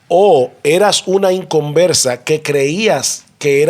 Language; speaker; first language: Spanish; native; Spanish